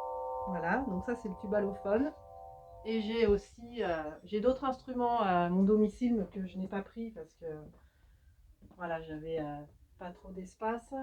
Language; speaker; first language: French; native; French